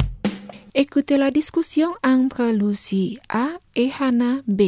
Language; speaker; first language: French; non-native, fluent; Indonesian